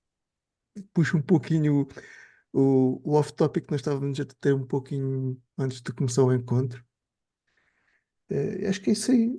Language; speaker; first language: Portuguese; native; Portuguese